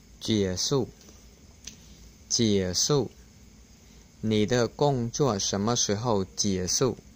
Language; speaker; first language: Chinese; non-native, learner; Khmer